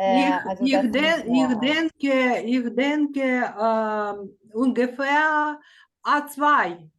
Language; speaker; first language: German; non-native, learner; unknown